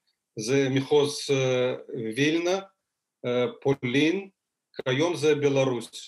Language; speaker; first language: Hebrew; non-native, fluent; Russian